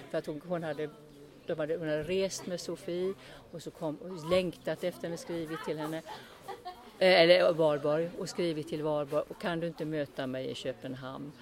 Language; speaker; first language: Swedish; early bilingual, other home language; Estonian